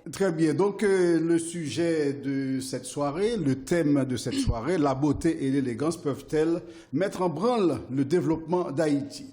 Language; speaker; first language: French; non-native, local second language; Haitian Creole